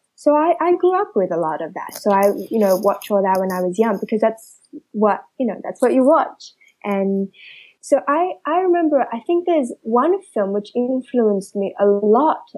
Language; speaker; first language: English; early bilingual, other home language; Chinese